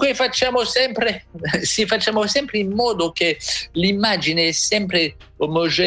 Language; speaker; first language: Italian; non-native, fluent; French